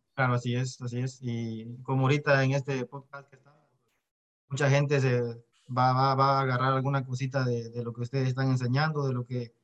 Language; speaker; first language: Spanish; native; Spanish